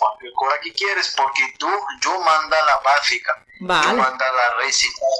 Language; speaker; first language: Spanish; non-native, learner; Arabic